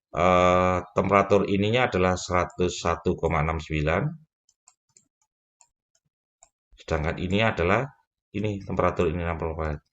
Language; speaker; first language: Indonesian; native; Indonesian